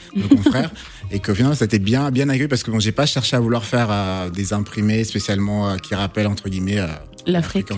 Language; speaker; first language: French; non-native, local second language; Lingala